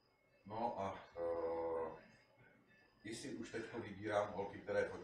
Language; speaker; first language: Czech; native; Czech